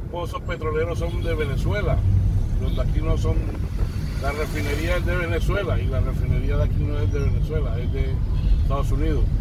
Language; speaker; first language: Spanish; native; Spanish